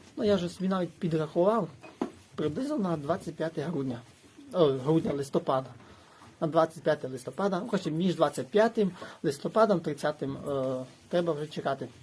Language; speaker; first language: Ukrainian; native; Ukrainian